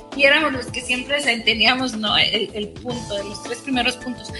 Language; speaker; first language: Spanish; native; Spanish